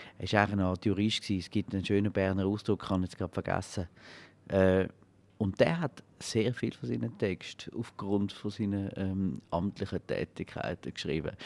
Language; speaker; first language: German; native; German